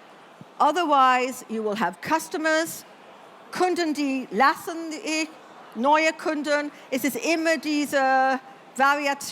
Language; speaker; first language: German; non-native, learner; English